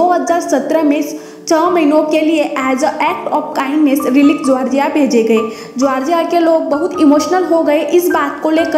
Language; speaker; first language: Hindi; native; Hindi